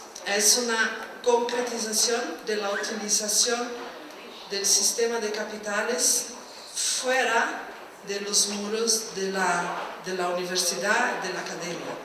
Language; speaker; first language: Spanish; non-native, fluent; Portuguese